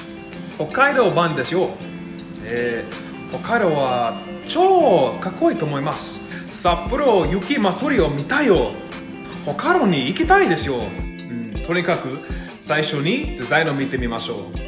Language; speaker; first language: Japanese; non-native, learner; English